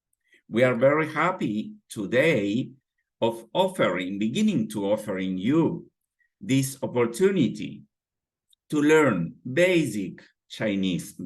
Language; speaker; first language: English; non-native, fluent; Spanish